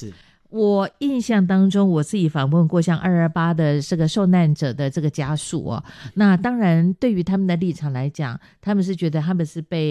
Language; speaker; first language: Chinese; non-native, local second language; Min Nan Chinese